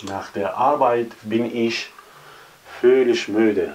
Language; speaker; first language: German; non-native, fluent; Arabic